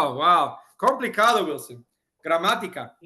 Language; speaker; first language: Spanish; non-native, fluent; English